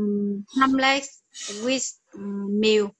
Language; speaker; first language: English; non-native, learner; Vietnamese